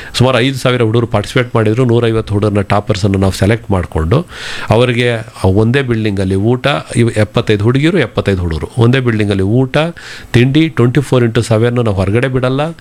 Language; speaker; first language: Kannada; native; Kannada